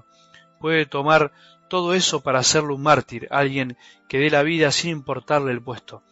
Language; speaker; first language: Spanish; native; Spanish